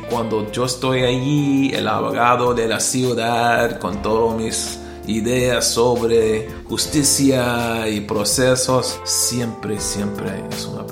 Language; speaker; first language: Spanish; non-native, learner; English